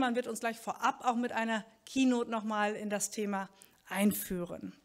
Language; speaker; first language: German; native; German